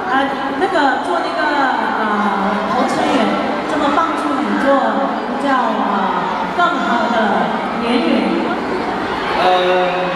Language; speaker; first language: Chinese; non-native, learner; Filipino